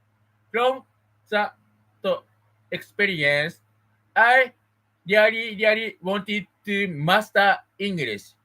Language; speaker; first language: English; non-native, learner; Japanese